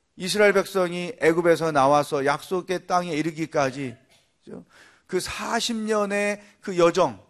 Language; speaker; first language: Korean; native; Korean